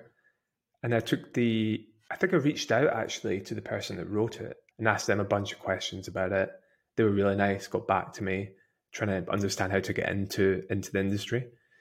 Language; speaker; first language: English; native; English